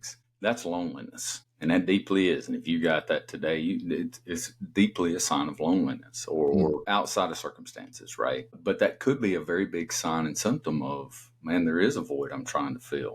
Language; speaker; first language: English; native; English